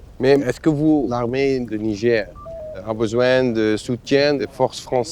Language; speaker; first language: French; non-native, fluent; Dutch